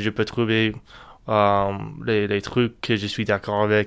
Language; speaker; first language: French; non-native, learner; English